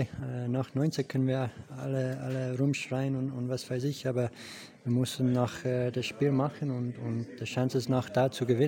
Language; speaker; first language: German; non-native, fluent; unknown